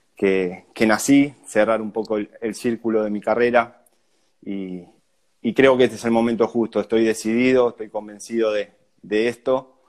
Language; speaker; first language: Spanish; native; Spanish